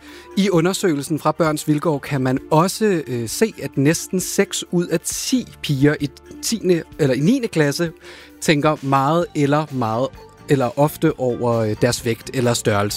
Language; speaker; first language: Danish; native; Danish